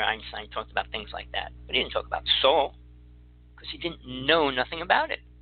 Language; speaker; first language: English; native; English